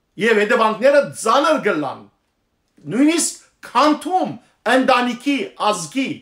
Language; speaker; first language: Armenian; early bilingual, heritage; Armenian